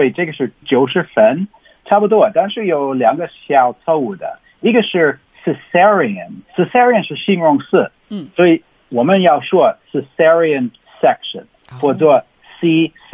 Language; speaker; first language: Chinese; non-native, learner; English